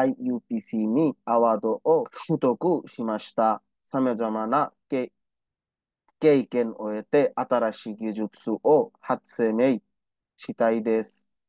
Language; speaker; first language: Japanese; non-native, learner; Bangla